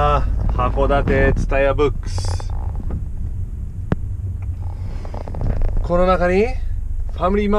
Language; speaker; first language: Japanese; non-native, fluent; English